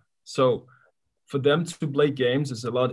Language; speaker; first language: English; non-native, fluent; Kalaallisut